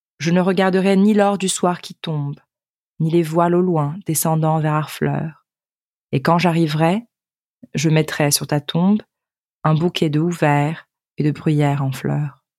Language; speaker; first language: French; native; French